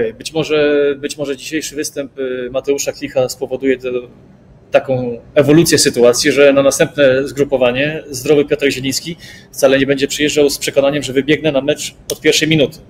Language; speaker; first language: Polish; native; Polish